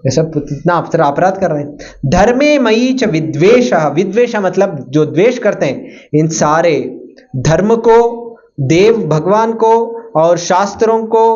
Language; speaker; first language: Hindi; non-native, local second language; Kannada